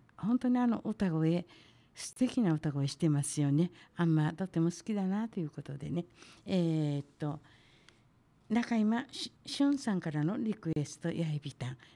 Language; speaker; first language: Japanese; native; Japanese